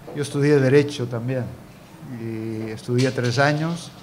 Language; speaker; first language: Spanish; native; Spanish